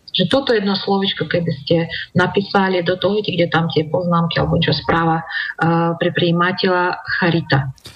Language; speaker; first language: Slovak; non-native, fluent; Russian